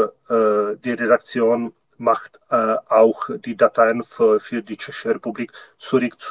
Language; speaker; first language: German; non-native, learner; Czech